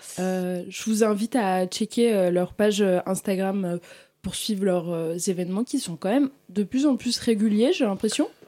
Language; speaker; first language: French; native; French